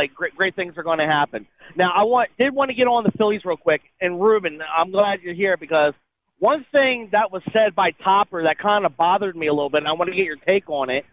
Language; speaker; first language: English; native; English